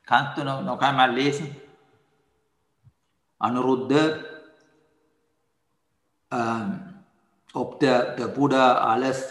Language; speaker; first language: German; non-native, fluent; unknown